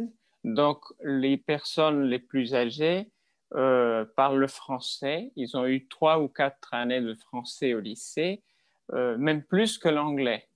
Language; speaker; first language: French; non-native, fluent; Spanish